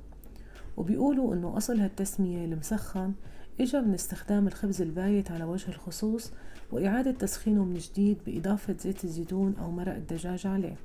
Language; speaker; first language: Arabic; native; Arabic